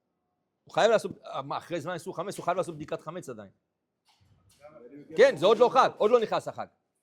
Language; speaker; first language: Hebrew; non-native, fluent; English